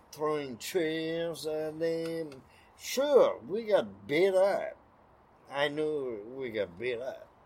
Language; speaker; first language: English; non-native, learner; French